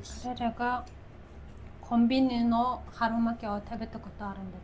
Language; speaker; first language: Japanese; non-native, fluent; Mongolian